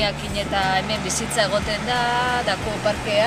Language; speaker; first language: Basque; native; Basque